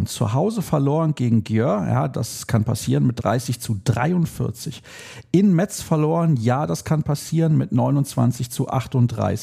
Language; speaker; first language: German; native; German